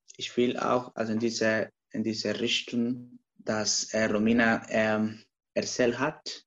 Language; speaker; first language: German; non-native, learner; Spanish